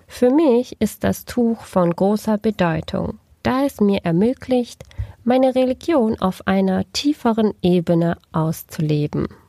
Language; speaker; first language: German; early bilingual, other home language; Turkish